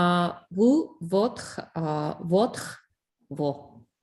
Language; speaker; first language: French; non-native, learner; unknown